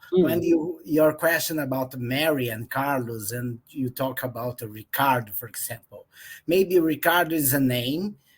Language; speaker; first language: English; non-native, learner; Portuguese